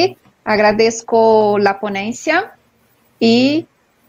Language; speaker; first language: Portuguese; non-native, learner; Spanish